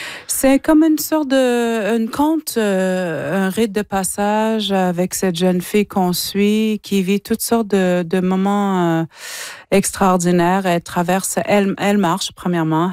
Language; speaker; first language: French; non-native, local second language; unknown